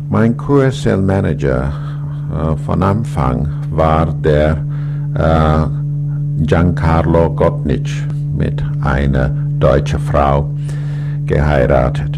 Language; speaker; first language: German; non-native, learner; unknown